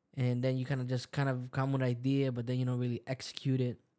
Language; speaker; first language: English; early bilingual, other home language; Spanish